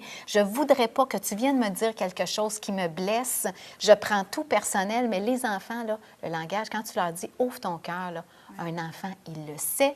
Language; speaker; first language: French; native; French